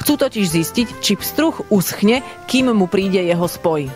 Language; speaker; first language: Slovak; native; Slovak